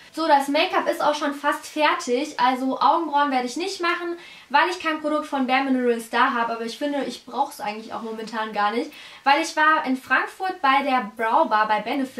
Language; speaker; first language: German; native; German